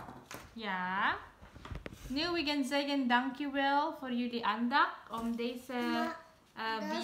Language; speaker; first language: Dutch; non-native, learner; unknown